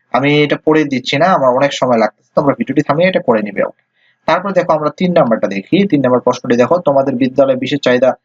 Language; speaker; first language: Bangla; native; Bangla